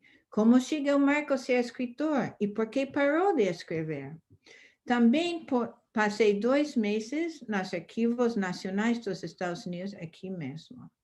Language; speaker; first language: Portuguese; non-native, fluent; English